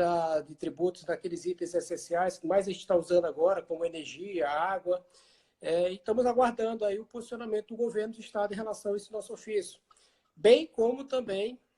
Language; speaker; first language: Portuguese; native; Portuguese